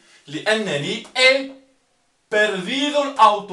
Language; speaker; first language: Spanish; non-native, fluent; Arabic